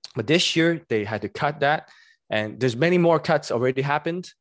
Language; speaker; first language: English; non-native, local second language; Cantonese